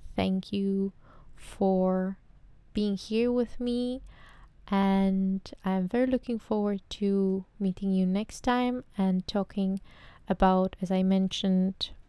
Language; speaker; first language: English; non-native, fluent; Czech